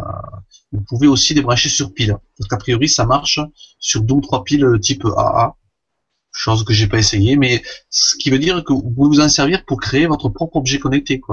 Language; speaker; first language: French; native; French